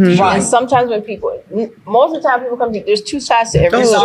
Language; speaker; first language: English; native; English